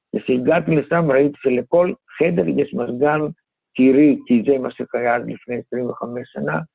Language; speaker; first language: Hebrew; non-native, fluent; Greek